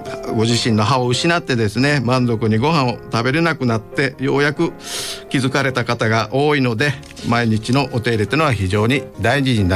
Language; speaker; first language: Japanese; native; Japanese